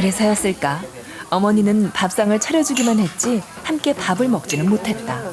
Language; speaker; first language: Korean; native; Korean